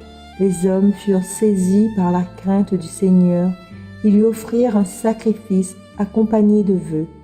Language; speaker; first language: French; native; French